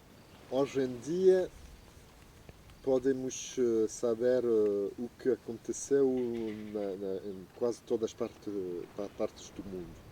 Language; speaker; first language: Portuguese; non-native, fluent; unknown